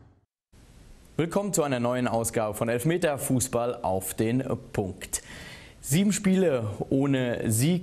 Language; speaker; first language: German; native; German